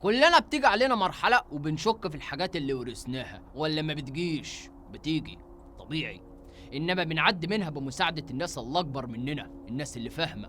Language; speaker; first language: Arabic; native; Arabic